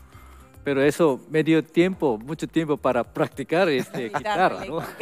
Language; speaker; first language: Spanish; non-native, fluent; Korean